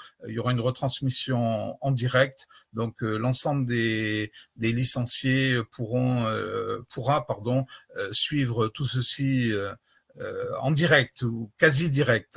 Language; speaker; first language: French; native; French